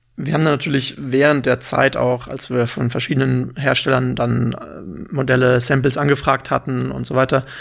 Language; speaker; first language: German; native; German